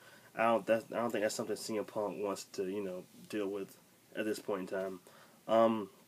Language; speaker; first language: English; native; English